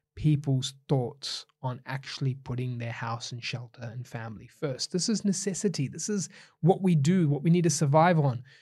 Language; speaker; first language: English; native; English